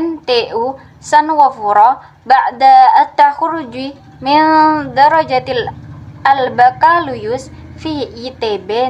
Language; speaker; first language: Arabic; non-native, fluent; Indonesian